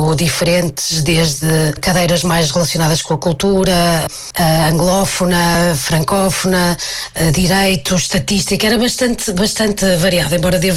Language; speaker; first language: Portuguese; native; Portuguese